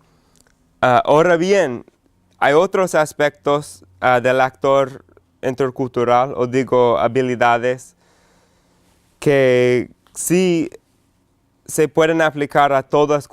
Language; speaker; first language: Spanish; non-native, fluent; English